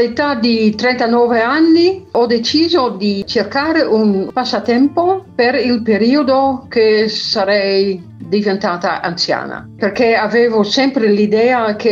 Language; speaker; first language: Italian; non-native, fluent; Dutch